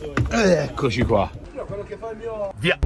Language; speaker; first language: Italian; native; Italian